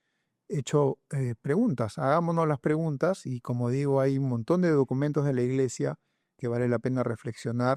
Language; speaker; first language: Spanish; native; Spanish